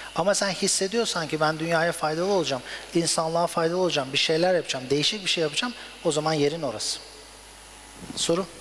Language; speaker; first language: Turkish; native; Turkish